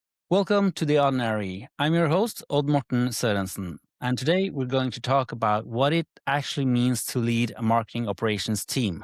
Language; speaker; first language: English; non-native, fluent; Norwegian